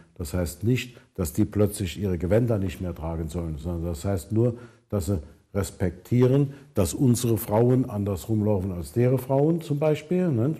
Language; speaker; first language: German; native; German